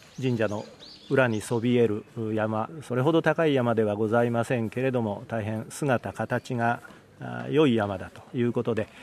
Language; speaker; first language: Japanese; native; Japanese